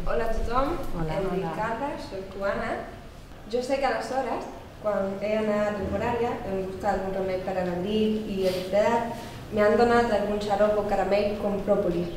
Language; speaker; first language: Catalan; non-native, learner; Spanish